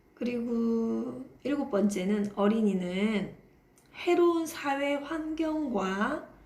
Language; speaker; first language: Korean; native; Korean